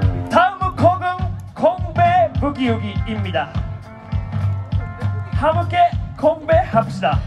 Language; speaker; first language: Korean; non-native, learner; Japanese